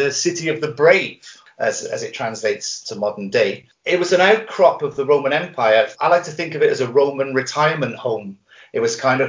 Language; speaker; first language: English; native; English